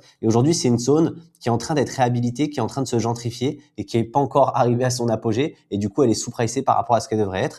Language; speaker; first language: French; native; French